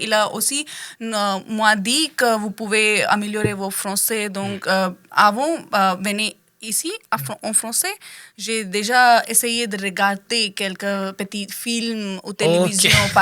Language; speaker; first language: French; non-native, learner; Hindi